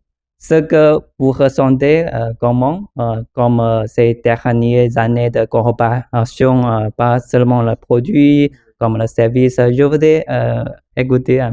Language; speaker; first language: French; non-native, learner; Chinese